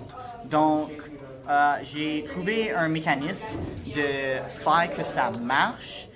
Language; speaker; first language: French; non-native, local second language; English